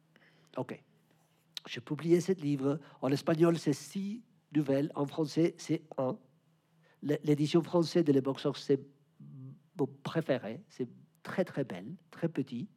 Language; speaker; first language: French; non-native, learner; Spanish